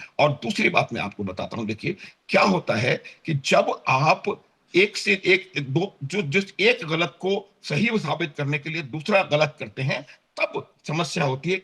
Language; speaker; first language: Hindi; native; Hindi